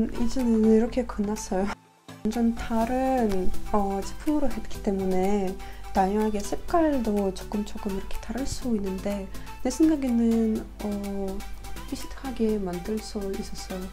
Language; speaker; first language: Korean; non-native, learner; Russian